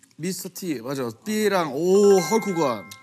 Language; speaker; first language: Korean; native; Korean